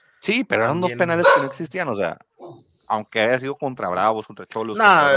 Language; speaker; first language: Spanish; native; Spanish